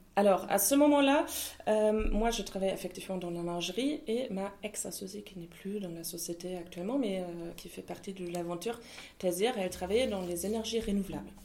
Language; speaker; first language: French; non-native, fluent; German